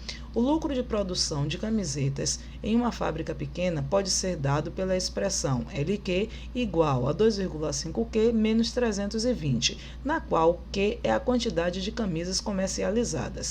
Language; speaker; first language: Portuguese; native; Portuguese